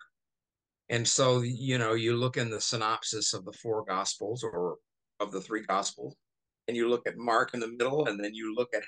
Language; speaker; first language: English; native; English